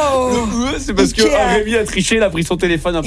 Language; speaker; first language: French; native; French